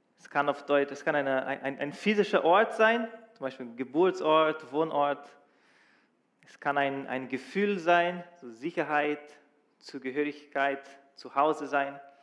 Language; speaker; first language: German; non-native, fluent; Portuguese